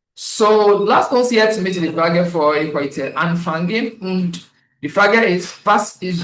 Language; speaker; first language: German; non-native, learner; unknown